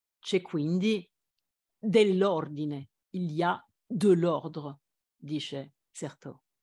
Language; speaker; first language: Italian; non-native, fluent; French